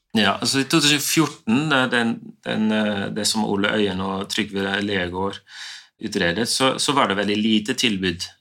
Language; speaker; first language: Norwegian; non-native, fluent; Dutch